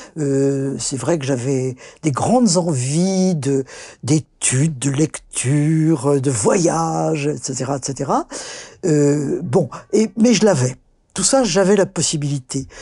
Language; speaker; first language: French; native; French